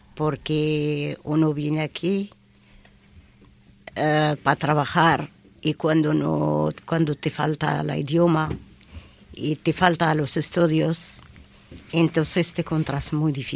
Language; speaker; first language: Spanish; non-native, learner; Arabic